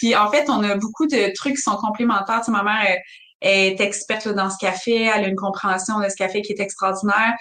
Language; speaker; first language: French; native; French